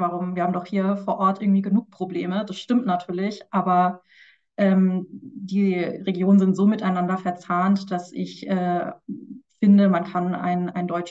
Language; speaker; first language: German; native; German